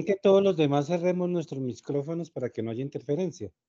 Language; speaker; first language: Spanish; native; Spanish